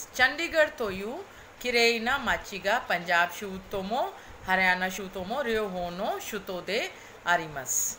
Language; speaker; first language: Japanese; non-native, fluent; Hindi